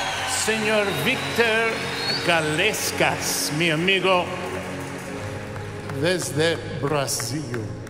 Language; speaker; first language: Spanish; non-native, learner; English